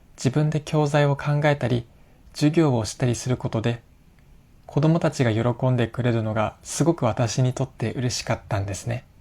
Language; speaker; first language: Japanese; native; Japanese